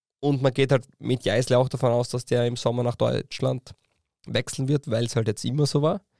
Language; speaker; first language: German; native; German